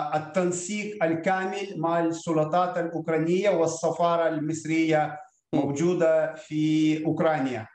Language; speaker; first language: Arabic; non-native, fluent; Ukrainian